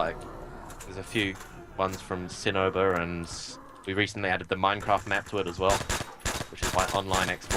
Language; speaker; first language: English; native; English